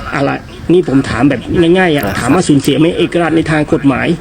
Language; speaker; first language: Thai; non-native, fluent; Khmer